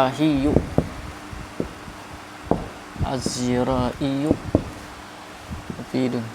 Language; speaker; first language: Arabic; non-native, fluent; Indonesian